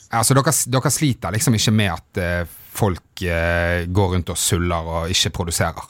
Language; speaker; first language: Norwegian; native; Norwegian